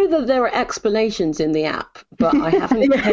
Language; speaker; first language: English; native; English